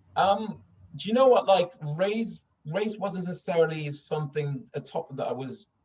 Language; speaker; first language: English; non-native, fluent; Swedish